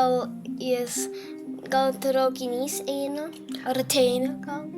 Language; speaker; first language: Lithuanian; early bilingual, heritage; Lithuanian